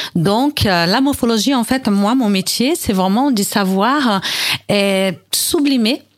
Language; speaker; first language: French; non-native, learner; Portuguese